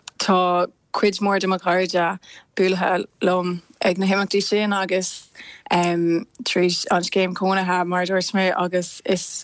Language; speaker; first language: Irish; non-native, local second language; English